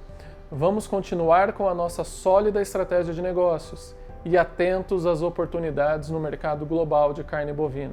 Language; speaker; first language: Portuguese; native; Portuguese